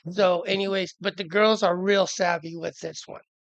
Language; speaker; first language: English; native; English